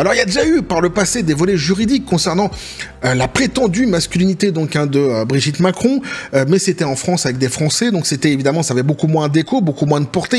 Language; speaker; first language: French; native; French